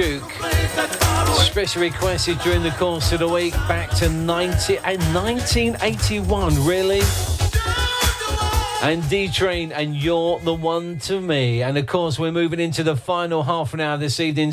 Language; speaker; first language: English; native; English